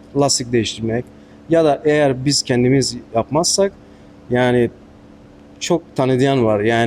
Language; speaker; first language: Turkish; non-native, learner; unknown